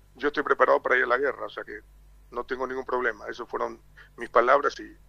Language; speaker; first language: Spanish; native; Spanish